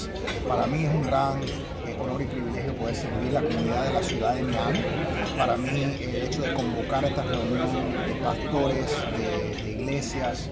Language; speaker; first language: Spanish; early bilingual, heritage; Spanish